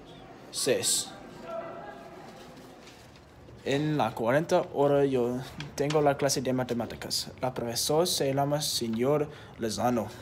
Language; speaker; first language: Spanish; non-native, learner; English